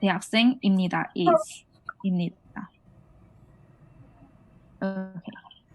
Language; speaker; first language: Korean; non-native, fluent; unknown